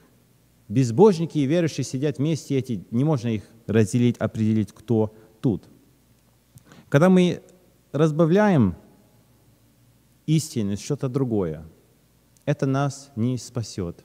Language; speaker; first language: Russian; early bilingual, heritage; Russian